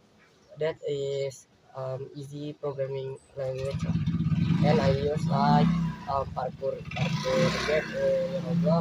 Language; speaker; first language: English; non-native, learner; Indonesian